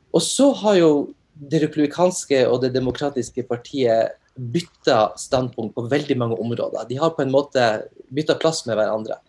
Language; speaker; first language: Norwegian; native; Norwegian